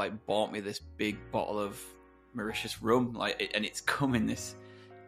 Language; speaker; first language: English; native; English